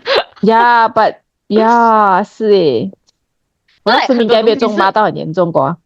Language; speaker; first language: Chinese; native; Chinese